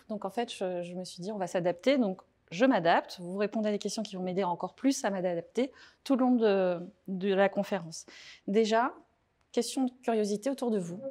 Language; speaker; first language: French; native; French